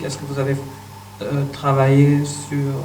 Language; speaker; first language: French; non-native, fluent; German